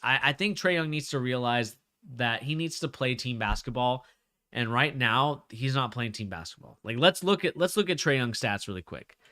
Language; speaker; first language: English; native; English